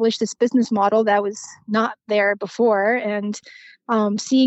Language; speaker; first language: English; non-native, fluent; Romanian